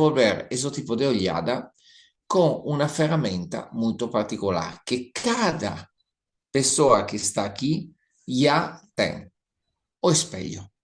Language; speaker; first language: Portuguese; non-native, learner; Italian